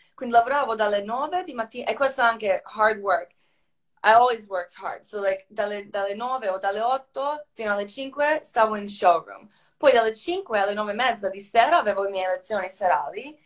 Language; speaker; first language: Italian; non-native, fluent; Croatian